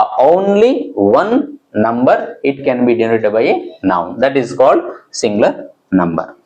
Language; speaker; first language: English; non-native, local second language; Telugu